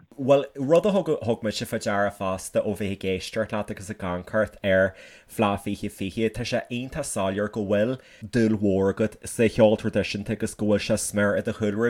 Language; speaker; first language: Irish; native; Irish